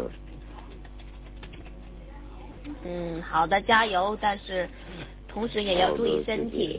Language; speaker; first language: Chinese; native; Chinese